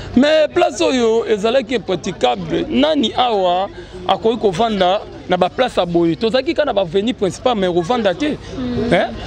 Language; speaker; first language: Lingala; native; Lingala